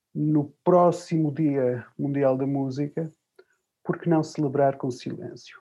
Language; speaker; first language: Portuguese; early bilingual, other home language; English